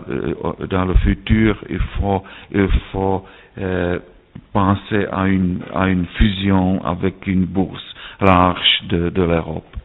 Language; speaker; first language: French; non-native, fluent; Czech